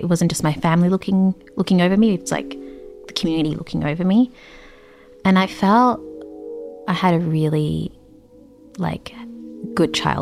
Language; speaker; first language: English; native; English